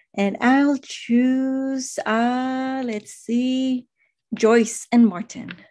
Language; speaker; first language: English; native; English